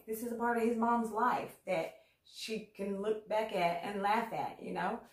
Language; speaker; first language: English; native; English